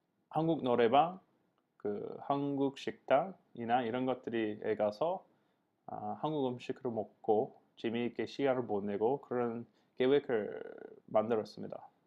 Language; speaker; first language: Korean; non-native, learner; English